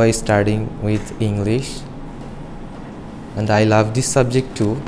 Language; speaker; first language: English; non-native, learner; Bangla